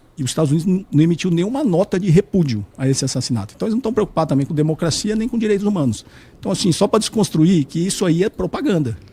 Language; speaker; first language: Portuguese; native; Portuguese